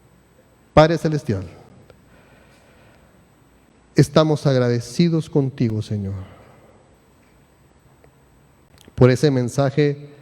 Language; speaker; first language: Spanish; native; Spanish